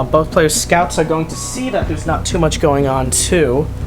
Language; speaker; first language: English; native; English